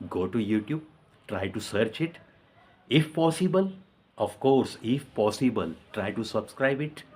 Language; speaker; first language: English; non-native, local second language; Marathi